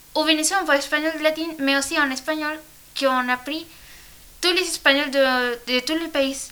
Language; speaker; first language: French; non-native, learner; Spanish